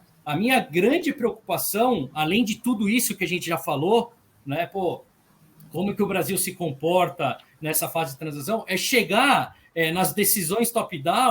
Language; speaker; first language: Portuguese; native; Portuguese